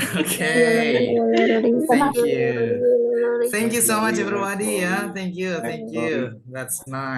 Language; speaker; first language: English; non-native, fluent; Indonesian